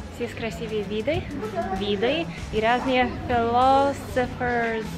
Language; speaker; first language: Russian; non-native, learner; English